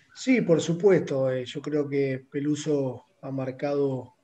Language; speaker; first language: Spanish; native; Spanish